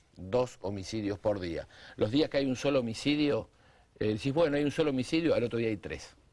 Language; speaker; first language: Spanish; native; Spanish